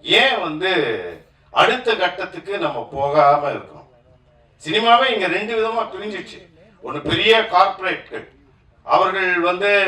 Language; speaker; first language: Tamil; native; Tamil